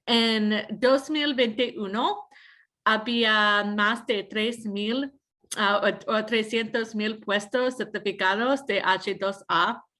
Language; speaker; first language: Spanish; non-native, fluent; English